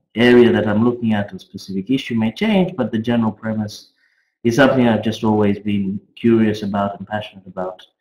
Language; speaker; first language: English; native; English